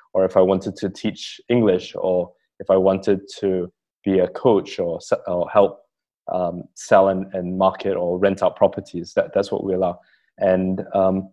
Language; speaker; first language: English; native; English